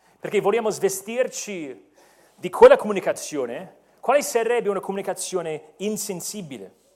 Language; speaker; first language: Italian; non-native, fluent; English